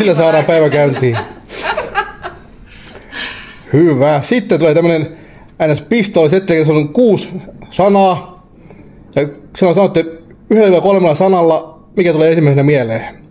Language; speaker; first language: Finnish; native; Finnish